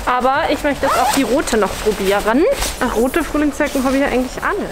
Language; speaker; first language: German; native; German